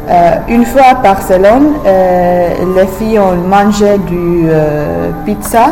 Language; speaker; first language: French; non-native, fluent; English